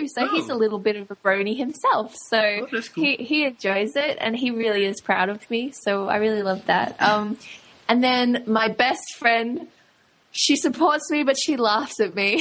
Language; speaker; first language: English; native; English